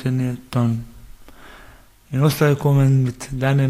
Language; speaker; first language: German; non-native, learner; Persian